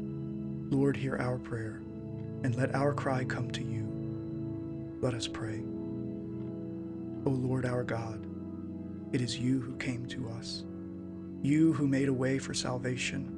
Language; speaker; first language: English; native; English